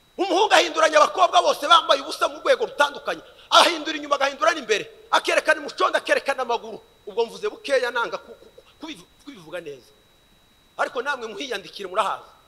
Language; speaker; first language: Kinyarwanda; early bilingual, heritage; Kinyarwanda